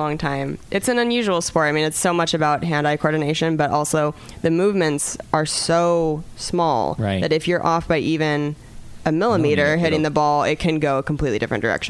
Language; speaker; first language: English; native; English